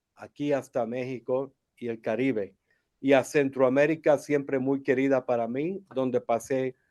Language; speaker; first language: Spanish; non-native, fluent; English